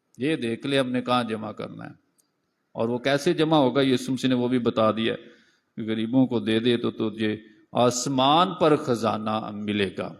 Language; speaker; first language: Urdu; non-native, local second language; Punjabi